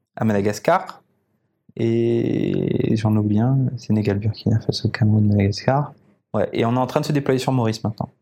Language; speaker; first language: French; native; French